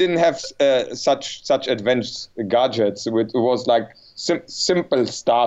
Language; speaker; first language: English; non-native, fluent; Polish